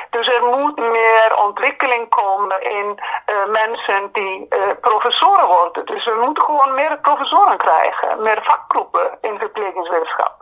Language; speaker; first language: Dutch; non-native, fluent; Icelandic